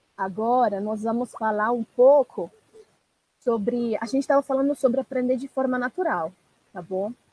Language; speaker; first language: Portuguese; non-native, fluent; Italian